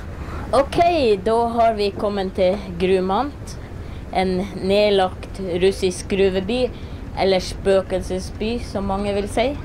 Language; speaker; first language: Norwegian; native; Norwegian